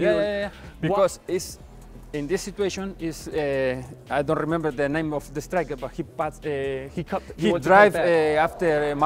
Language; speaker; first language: English; non-native, learner; Spanish